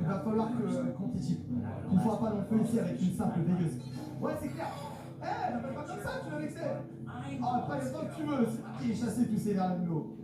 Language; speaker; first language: French; native; French